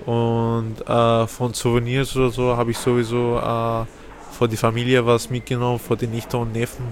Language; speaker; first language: German; non-native, fluent; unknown